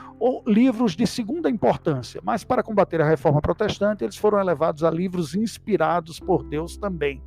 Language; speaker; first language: Portuguese; native; Portuguese